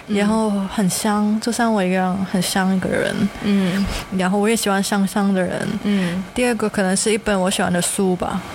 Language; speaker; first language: Chinese; non-native, local second language; Cantonese